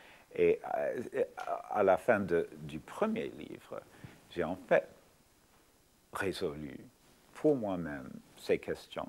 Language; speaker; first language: French; non-native, fluent; English